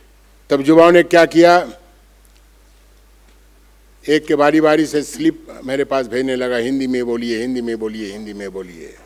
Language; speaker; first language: Hindi; non-native, local second language; Bangla